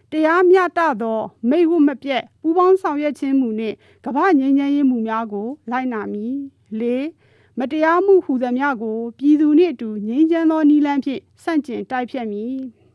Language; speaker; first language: Burmese; non-native, local second language; Karen languages